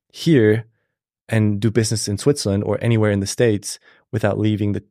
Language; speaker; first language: English; non-native, fluent; German